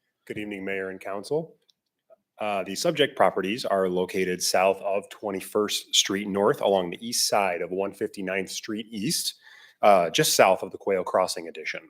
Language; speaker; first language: English; native; English